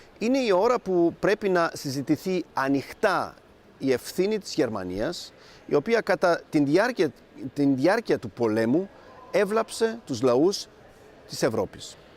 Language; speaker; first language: Greek; early bilingual, heritage; Greek